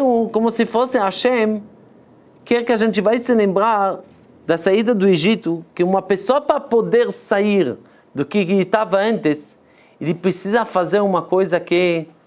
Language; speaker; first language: Portuguese; non-native, fluent; Hebrew